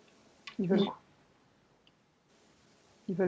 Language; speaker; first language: French; native; French